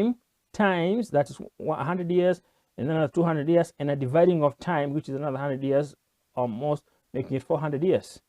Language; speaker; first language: English; non-native, local second language; Kikuyu